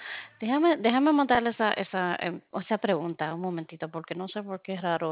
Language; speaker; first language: Spanish; early bilingual, heritage; Spanish